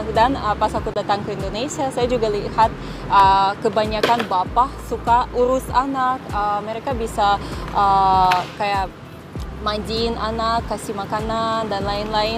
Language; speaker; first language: Indonesian; non-native, fluent; Russian